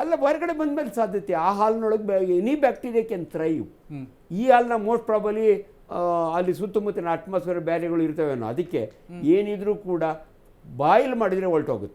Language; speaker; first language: Kannada; native; Kannada